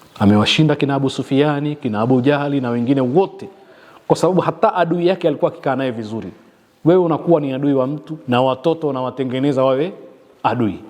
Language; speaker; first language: Swahili; native; Swahili